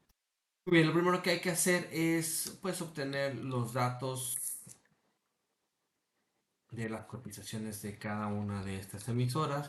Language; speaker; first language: Spanish; native; Spanish